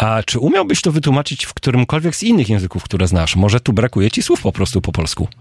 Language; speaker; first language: Polish; native; Polish